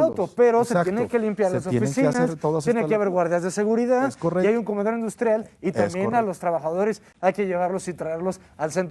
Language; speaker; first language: Spanish; native; Spanish